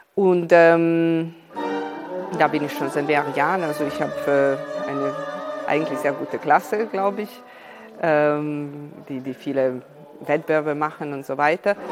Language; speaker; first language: German; non-native, fluent; Serbian